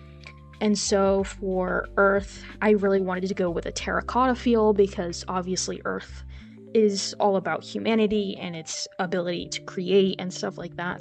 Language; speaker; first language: English; native; English